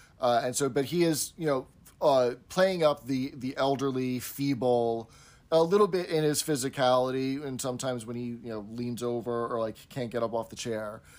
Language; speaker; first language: English; native; English